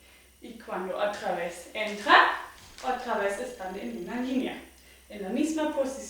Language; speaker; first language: Spanish; non-native, fluent; German